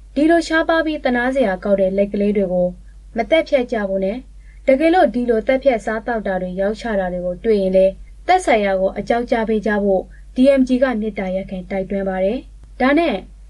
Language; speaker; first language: Burmese; native; Burmese